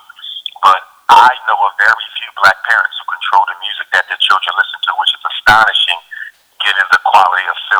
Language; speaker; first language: English; native; English